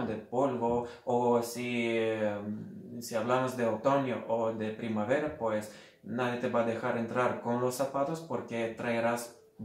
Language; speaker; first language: Spanish; non-native, fluent; Lithuanian